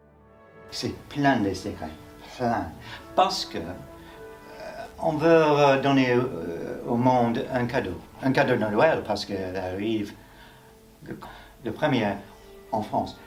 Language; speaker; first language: French; non-native, fluent; English